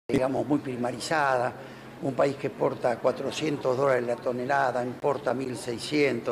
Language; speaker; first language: Spanish; native; Spanish